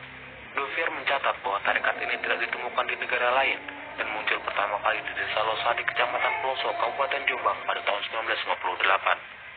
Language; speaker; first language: Indonesian; native; Indonesian